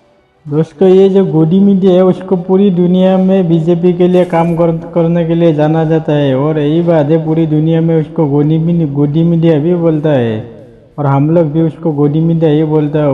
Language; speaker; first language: Hindi; non-native, local second language; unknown